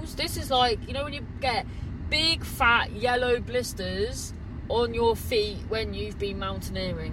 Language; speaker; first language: English; native; English